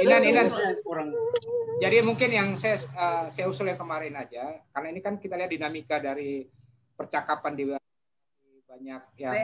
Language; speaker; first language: Indonesian; native; Indonesian